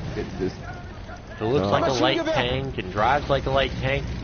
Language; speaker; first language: English; native; English